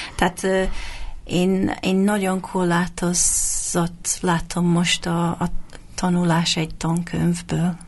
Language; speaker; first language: Hungarian; non-native, fluent; English